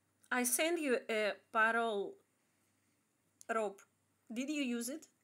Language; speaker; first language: English; non-native, learner; Russian